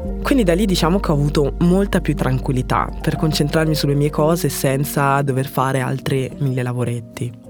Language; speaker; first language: Italian; early bilingual, other home language; French